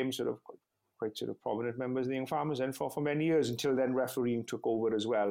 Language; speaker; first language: English; non-native, local second language; Welsh